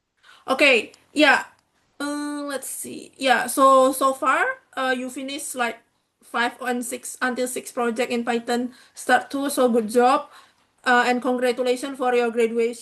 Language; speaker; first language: English; non-native, fluent; Indonesian